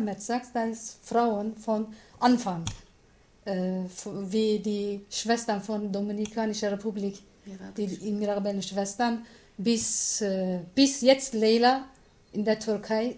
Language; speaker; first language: German; non-native, learner; Kurdish